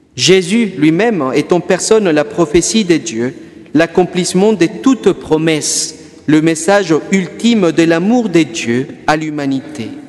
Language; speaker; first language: French; non-native, fluent; Spanish